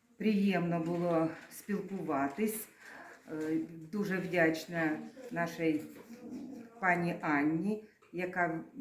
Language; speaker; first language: Ukrainian; non-native, local second language; Russian